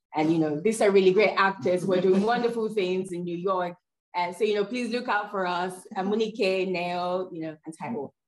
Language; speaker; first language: English; non-native, local second language; Yoruba